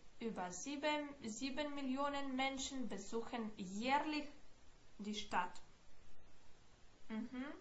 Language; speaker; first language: German; non-native, fluent; Ukrainian